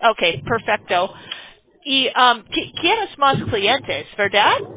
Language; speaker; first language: Spanish; non-native, learner; English